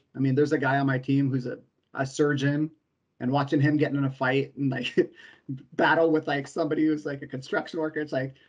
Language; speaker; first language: English; native; English